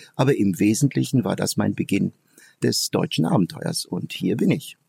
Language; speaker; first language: German; early bilingual, other home language; Turkish